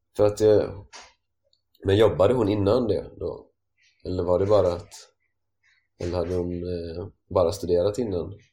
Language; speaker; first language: Swedish; native; Swedish